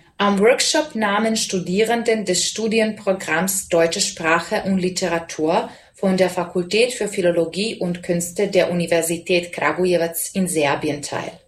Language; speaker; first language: German; non-native, fluent; Serbian